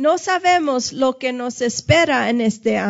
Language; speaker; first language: Spanish; non-native, fluent; English